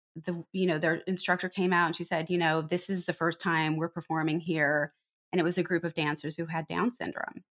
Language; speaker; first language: English; native; English